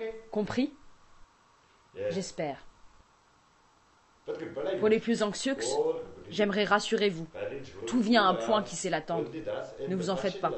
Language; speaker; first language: French; native; French